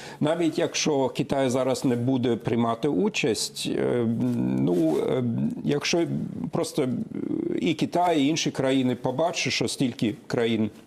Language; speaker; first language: Ukrainian; non-native, fluent; German